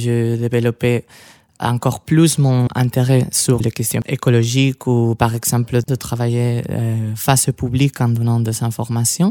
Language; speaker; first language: French; non-native, fluent; Spanish